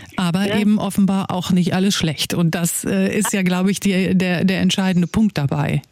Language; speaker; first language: German; native; German